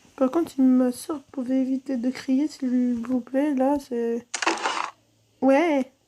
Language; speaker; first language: French; native; French